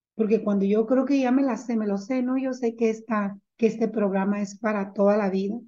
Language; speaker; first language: Spanish; native; Spanish